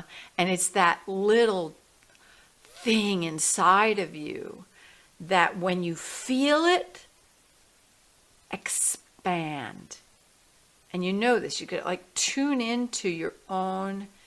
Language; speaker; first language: English; native; English